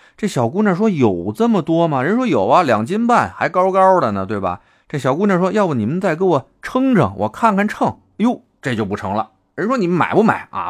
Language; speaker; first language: Chinese; native; Chinese